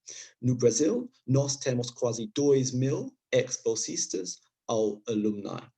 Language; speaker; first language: Portuguese; non-native, learner; English